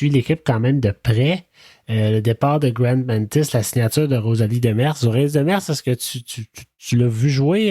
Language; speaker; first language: French; native; French